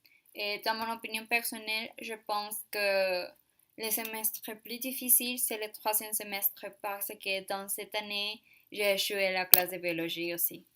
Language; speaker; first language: French; non-native, learner; Spanish